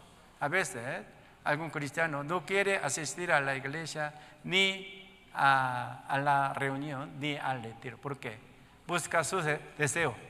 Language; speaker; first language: Spanish; non-native, learner; Korean